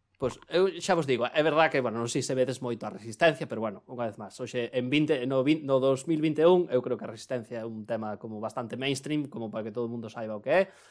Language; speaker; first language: Galician; non-native, local second language; Spanish